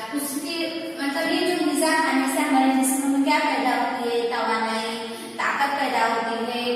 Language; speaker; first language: Urdu; native; Urdu